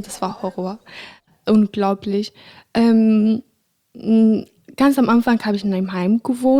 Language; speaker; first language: German; non-native, fluent; Arabic